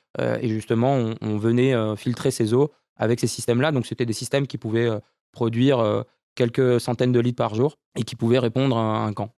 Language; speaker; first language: French; early bilingual, other home language; Romanian